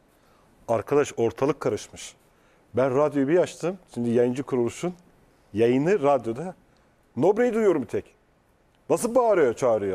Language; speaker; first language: Turkish; native; Turkish